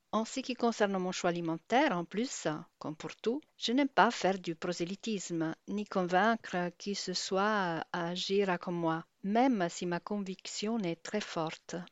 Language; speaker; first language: French; non-native, fluent; Italian